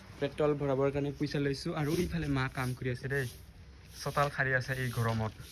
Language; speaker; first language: Assamese; non-native, local second language; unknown